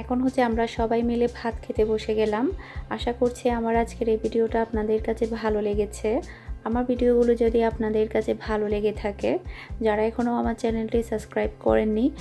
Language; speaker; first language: Bangla; non-native, local second language; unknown